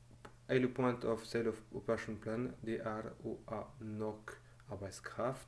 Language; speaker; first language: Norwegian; non-native, fluent; French